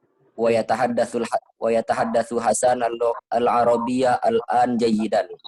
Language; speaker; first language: Arabic; non-native, learner; Indonesian